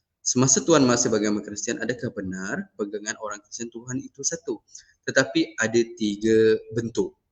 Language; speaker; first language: Malay; non-native, local second language; Iban